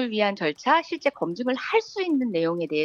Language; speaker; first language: Korean; native; Korean